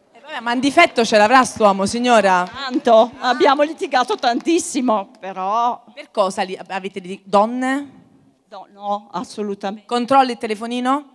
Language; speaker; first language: Italian; native; Italian